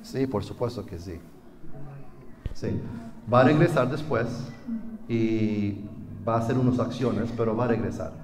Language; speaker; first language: Spanish; non-native, fluent; English